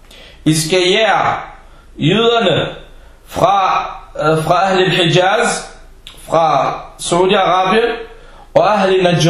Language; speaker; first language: Danish; early bilingual, other home language; Arabic